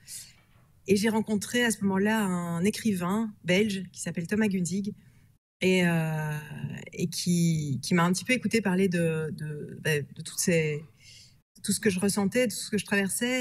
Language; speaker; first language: French; native; French